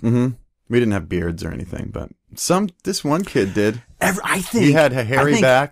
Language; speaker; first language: English; native; English